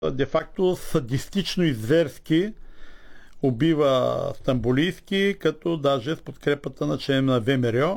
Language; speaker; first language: Bulgarian; native; Bulgarian